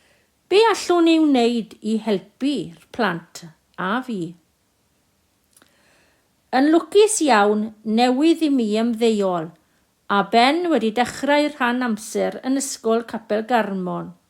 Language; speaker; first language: Welsh; non-native, local second language; English